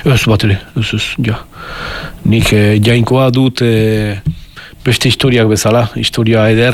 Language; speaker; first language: Basque; native; Basque